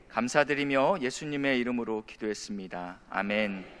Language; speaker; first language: Korean; native; Korean